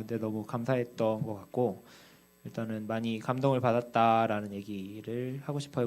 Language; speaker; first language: Korean; native; Korean